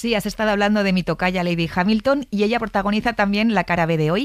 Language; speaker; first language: Spanish; native; Spanish